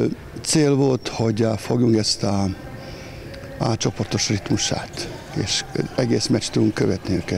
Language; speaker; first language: Hungarian; non-native, fluent; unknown